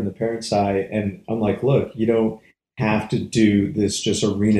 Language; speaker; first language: English; native; English